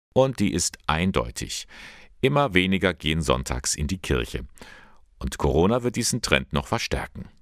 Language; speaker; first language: German; native; German